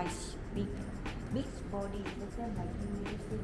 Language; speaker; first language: English; non-native, learner; Khmer